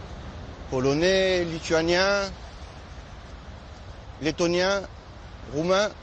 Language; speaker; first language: French; native; French